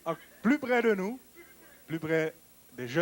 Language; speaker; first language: French; non-native, local second language; Haitian Creole